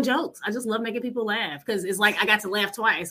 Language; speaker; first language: English; native; English